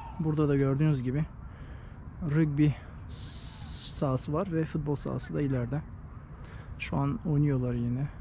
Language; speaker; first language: Turkish; non-native, fluent; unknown